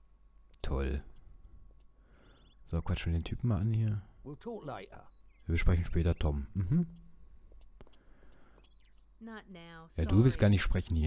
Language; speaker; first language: German; native; German